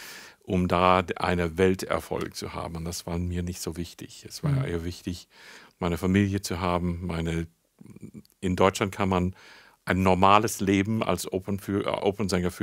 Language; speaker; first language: German; non-native, fluent; English